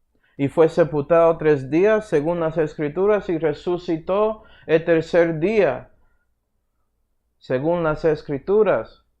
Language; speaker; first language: Spanish; early bilingual, heritage; Spanish